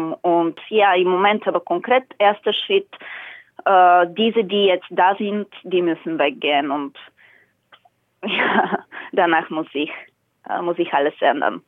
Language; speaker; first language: German; non-native, fluent; Bulgarian